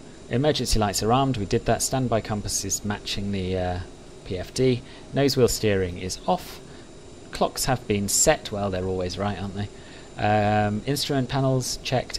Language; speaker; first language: English; native; English